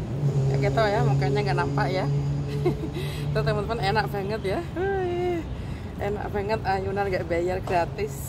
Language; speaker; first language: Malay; non-native, local second language; Javanese